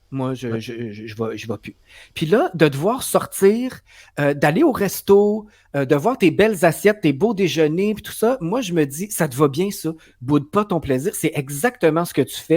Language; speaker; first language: French; native; French